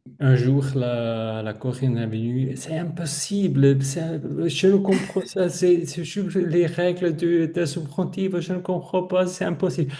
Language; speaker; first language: French; non-native, local second language; Swiss German